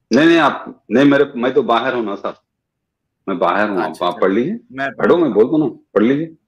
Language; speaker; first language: Hindi; non-native, local second language; Urdu